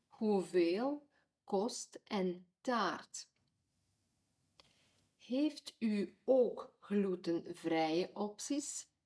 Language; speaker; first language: Dutch; non-native, fluent; Ukrainian